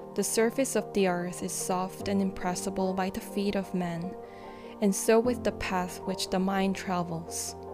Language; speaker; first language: English; non-native, fluent; Korean